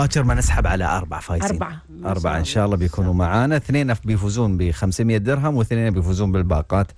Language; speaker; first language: Arabic; native; Arabic